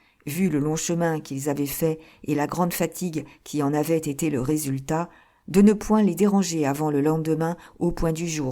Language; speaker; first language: French; native; French